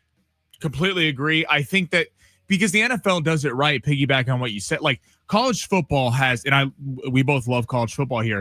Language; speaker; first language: English; native; English